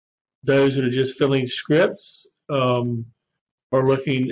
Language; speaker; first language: English; native; English